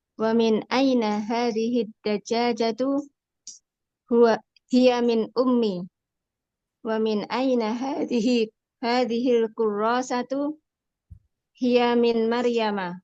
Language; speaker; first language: Arabic; non-native, learner; Indonesian